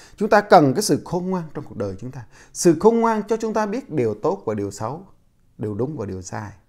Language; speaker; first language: Vietnamese; non-native, local second language; Jarai